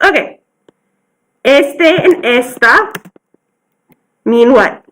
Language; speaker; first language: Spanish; non-native, fluent; English